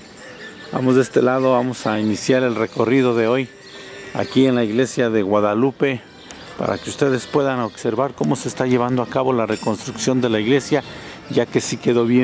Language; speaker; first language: Spanish; native; Spanish